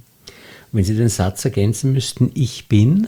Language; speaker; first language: German; native; German